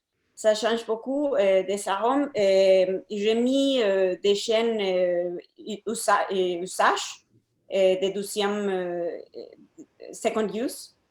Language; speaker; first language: French; non-native, fluent; Spanish